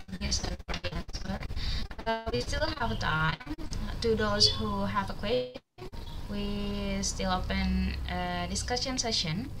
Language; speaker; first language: English; non-native, learner; Indonesian